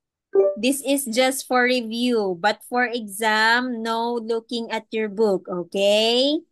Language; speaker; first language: English; non-native, local second language; Filipino